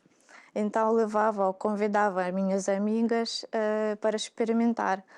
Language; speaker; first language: Portuguese; non-native, fluent; Russian